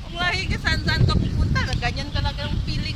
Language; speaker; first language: Filipino; non-native, learner; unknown